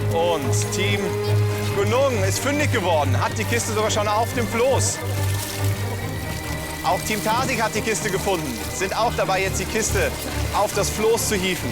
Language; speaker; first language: German; native; German